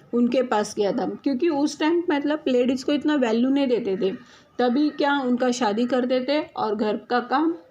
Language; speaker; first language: Hindi; non-native, local second language; Marathi